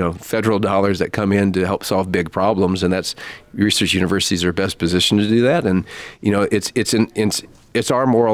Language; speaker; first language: English; native; English